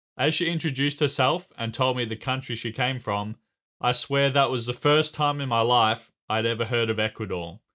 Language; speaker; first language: English; native; English